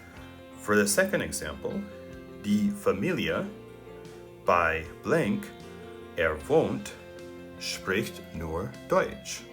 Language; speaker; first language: German; non-native, fluent; English